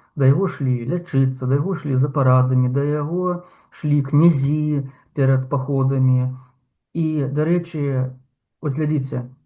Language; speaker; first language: Belarusian; non-native, local second language; Russian